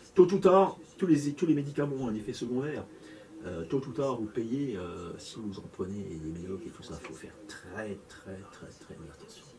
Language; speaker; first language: French; native; French